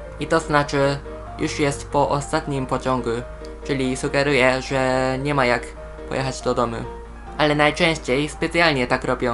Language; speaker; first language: Polish; non-native, fluent; Japanese